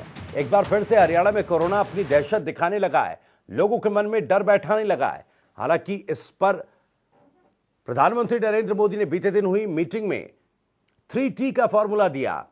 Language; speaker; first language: Hindi; native; Hindi